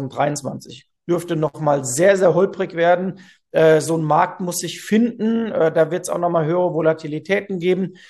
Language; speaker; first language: German; native; German